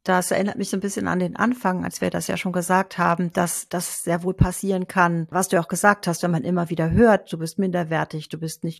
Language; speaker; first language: German; native; German